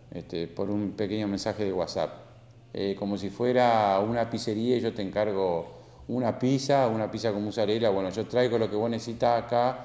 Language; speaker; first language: Spanish; native; Spanish